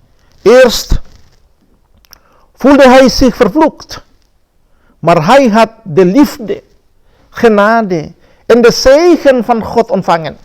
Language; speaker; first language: Dutch; non-native, fluent; Indonesian